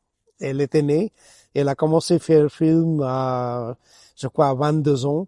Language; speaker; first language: French; non-native, fluent; Gujarati